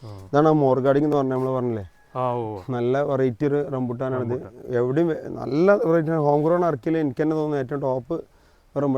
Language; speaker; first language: Malayalam; native; Malayalam